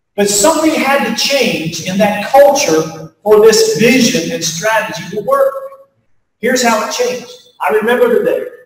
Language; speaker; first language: English; native; English